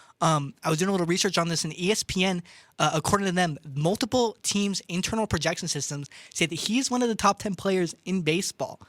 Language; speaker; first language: English; native; English